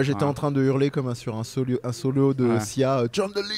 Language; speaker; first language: French; native; French